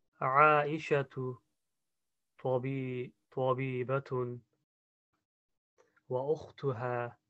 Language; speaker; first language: Arabic; non-native, learner; English